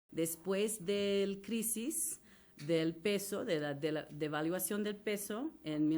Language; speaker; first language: Spanish; non-native, fluent; English